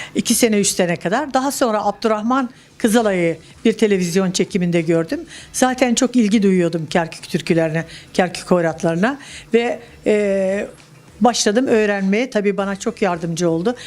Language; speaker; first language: Turkish; native; Turkish